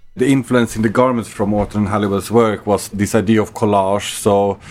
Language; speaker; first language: English; non-native, fluent; Swedish